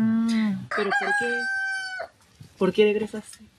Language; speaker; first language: Spanish; non-native, learner; Korean